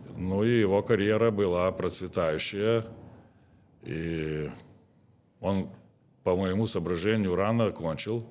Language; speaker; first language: Russian; non-native, local second language; Lithuanian